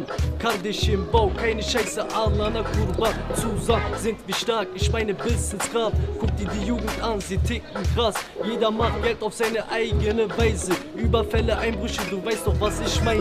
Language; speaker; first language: German; early bilingual, other home language; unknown